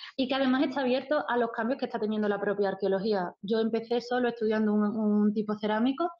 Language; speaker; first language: Spanish; native; Spanish